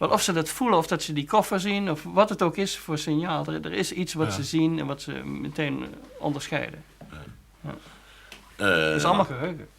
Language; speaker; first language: Dutch; native; Dutch